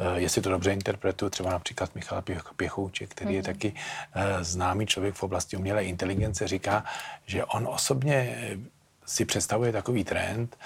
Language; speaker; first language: Czech; native; Czech